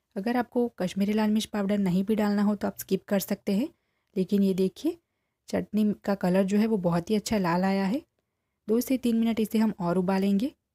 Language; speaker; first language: Hindi; non-native, local second language; Gujarati